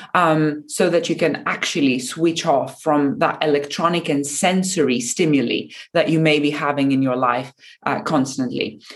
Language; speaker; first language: English; non-native, fluent; Japanese